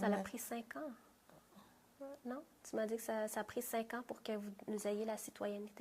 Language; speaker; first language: French; early bilingual, other home language; Vietnamese